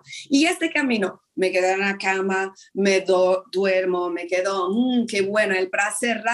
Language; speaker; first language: Spanish; non-native, fluent; Portuguese